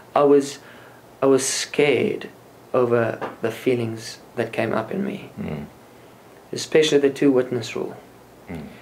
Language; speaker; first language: English; non-native, local second language; Afrikaans